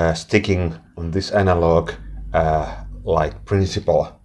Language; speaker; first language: English; non-native, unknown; Finnish